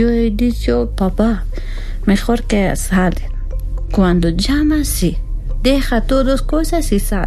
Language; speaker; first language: Spanish; non-native, learner; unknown